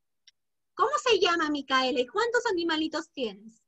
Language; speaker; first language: Spanish; native; Spanish